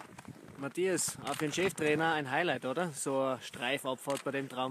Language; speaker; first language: German; native; German